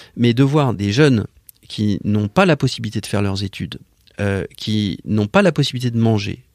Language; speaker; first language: French; native; French